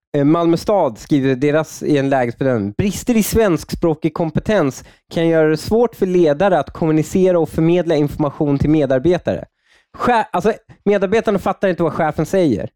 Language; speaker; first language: Swedish; native; Swedish